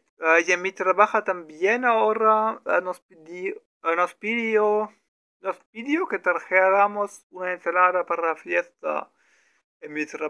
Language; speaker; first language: Spanish; non-native, learner; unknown